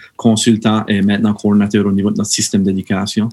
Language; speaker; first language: French; native; French